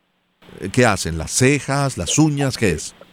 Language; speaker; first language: Spanish; native; Spanish